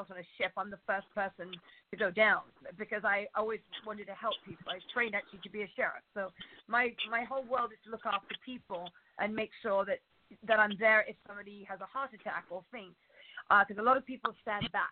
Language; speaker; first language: English; native; English